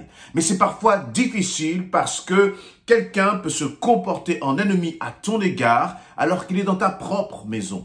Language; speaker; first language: French; native; French